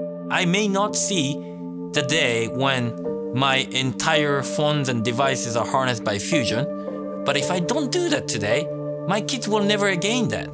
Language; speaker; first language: English; non-native, fluent; Japanese